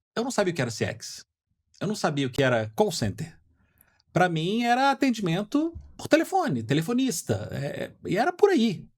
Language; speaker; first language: Portuguese; native; Portuguese